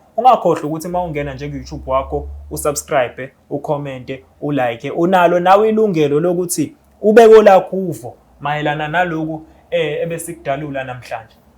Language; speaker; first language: Zulu; native; Zulu